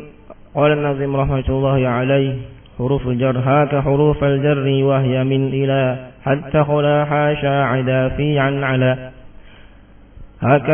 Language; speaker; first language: Arabic; non-native, learner; Indonesian